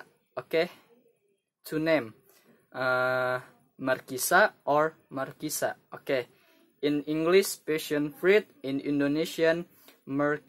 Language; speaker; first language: English; non-native, learner; Indonesian